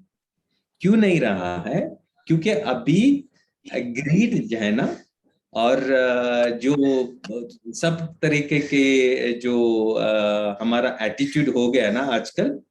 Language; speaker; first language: Hindi; native; Hindi